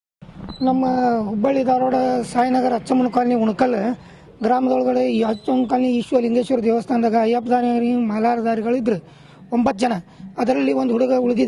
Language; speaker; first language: Kannada; native; Kannada